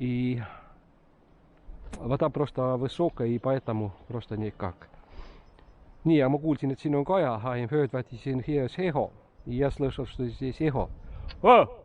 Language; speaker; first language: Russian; non-native, local second language; Estonian